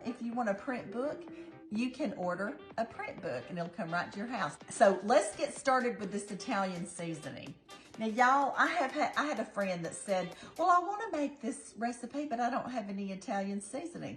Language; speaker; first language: English; native; English